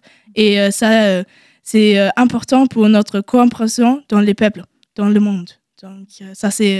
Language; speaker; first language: French; non-native, learner; German